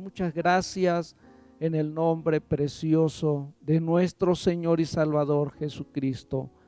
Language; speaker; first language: Spanish; native; Spanish